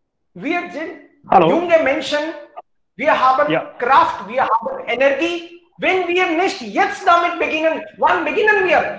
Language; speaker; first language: German; non-native, fluent; Hindi